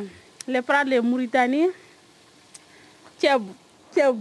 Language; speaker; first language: French; non-native, learner; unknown